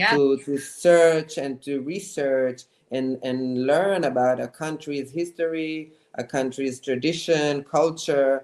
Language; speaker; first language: English; non-native, fluent; Hebrew